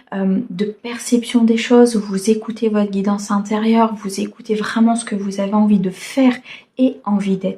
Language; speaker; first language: French; native; French